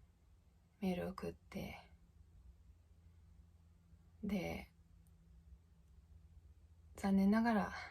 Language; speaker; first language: Japanese; non-native, fluent; English